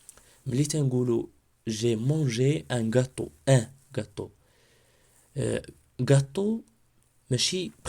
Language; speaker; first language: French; non-native, local second language; Arabic